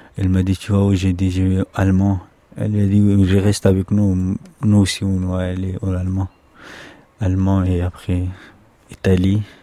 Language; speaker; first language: French; non-native, learner; Pashto